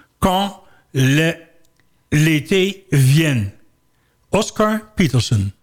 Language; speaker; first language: French; non-native, learner; Dutch